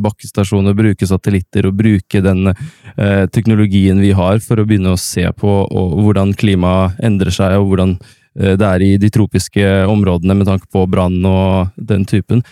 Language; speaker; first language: Norwegian; native; Norwegian